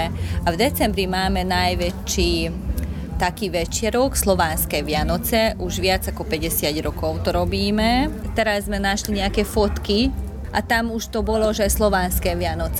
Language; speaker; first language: Slovak; non-native, local second language; Hungarian